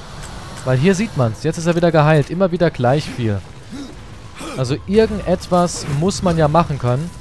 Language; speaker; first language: German; native; German